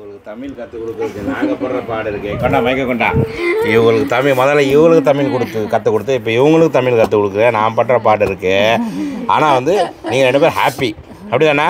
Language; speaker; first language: Tamil; native; Tamil